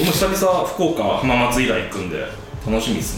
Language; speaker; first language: Japanese; native; Japanese